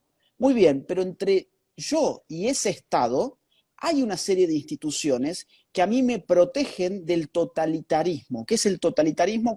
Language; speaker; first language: Spanish; native; Spanish